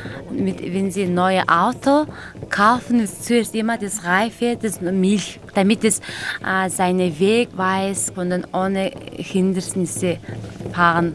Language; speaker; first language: German; non-native, learner; Mongolian